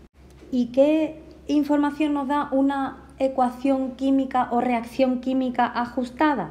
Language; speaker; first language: Spanish; native; Spanish